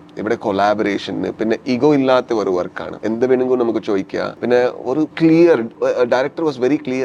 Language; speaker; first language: Malayalam; non-native, learner; Kannada